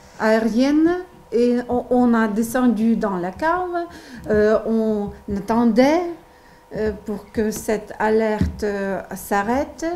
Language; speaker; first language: French; non-native, learner; Ukrainian